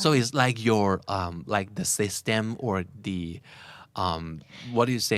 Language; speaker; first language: English; non-native, fluent; Thai